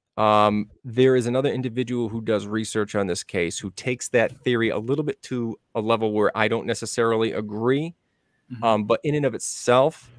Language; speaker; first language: English; native; English